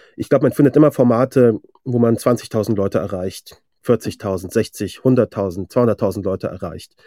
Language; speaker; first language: German; early bilingual, other home language; Persian